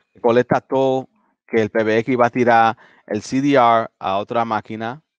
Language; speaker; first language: Spanish; early bilingual, heritage; Spanish